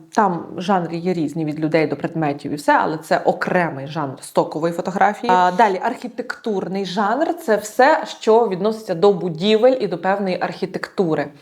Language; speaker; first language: Ukrainian; non-native, local second language; Russian